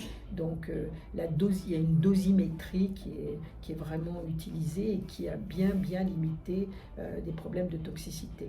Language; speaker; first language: French; native; French